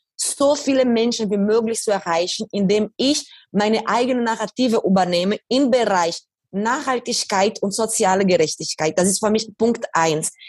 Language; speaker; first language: German; non-native, fluent; Portuguese